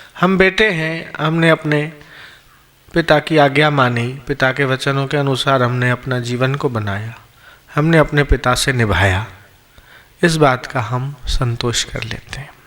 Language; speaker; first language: Hindi; non-native, local second language; Sindhi